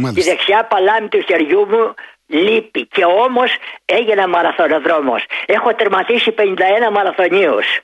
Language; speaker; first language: Greek; native; Greek